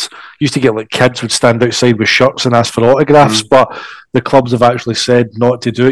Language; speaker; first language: English; native; English